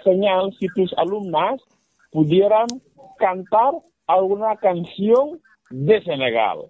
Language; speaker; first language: Spanish; non-native, fluent; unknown